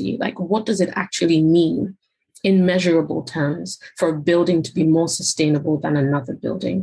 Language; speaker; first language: English; non-native, local second language; Yoruba